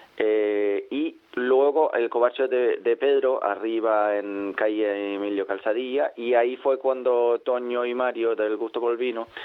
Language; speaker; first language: Spanish; non-native, fluent; Danish